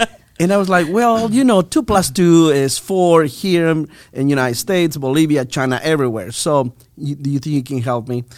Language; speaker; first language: English; non-native, fluent; Spanish